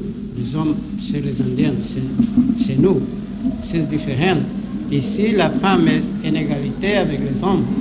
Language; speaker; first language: French; non-native, learner; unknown